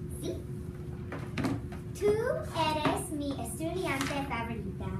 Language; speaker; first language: Spanish; non-native, learner; English